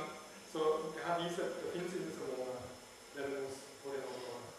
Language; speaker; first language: Swedish; non-native, learner; German